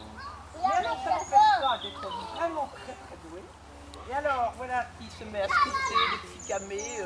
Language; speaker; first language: French; native; French